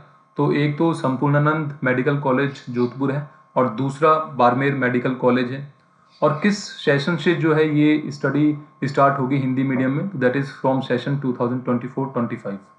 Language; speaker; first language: Hindi; native; Hindi